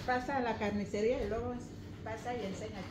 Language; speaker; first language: Spanish; native; Spanish